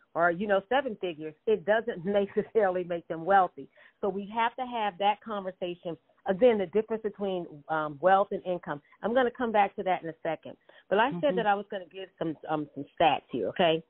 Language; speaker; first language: English; native; English